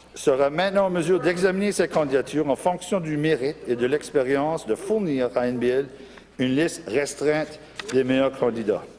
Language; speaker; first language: French; non-native, local second language; English